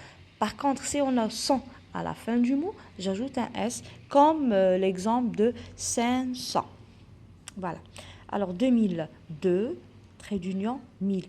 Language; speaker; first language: French; non-native, local second language; Arabic